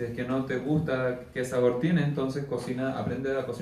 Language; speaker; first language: Spanish; native; Spanish